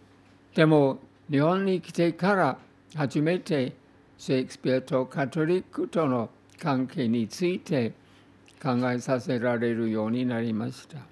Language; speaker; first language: Japanese; non-native, fluent; English